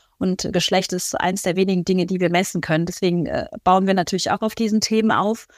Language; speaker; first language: German; early bilingual, other home language; Persian